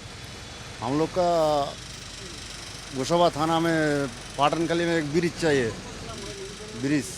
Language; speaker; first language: Hindi; non-native, local second language; Bangla